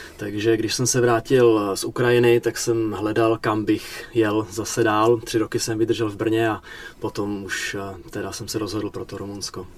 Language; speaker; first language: Czech; native; Czech